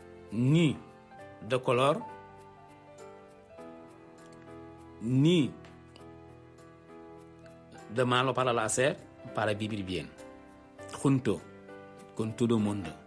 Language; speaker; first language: Spanish; non-native, learner; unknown